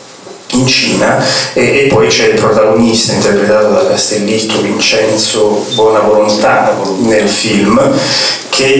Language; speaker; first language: Italian; native; Italian